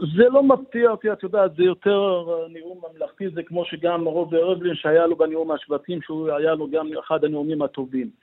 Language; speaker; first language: Hebrew; non-native, local second language; Arabic